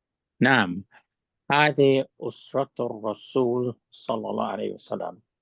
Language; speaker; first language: Arabic; non-native, learner; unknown